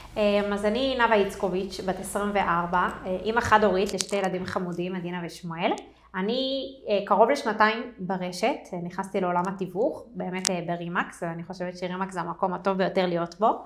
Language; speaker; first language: Hebrew; native; Hebrew